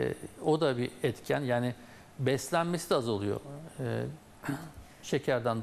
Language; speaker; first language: Turkish; native; Turkish